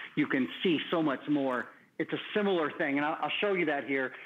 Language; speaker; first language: English; native; English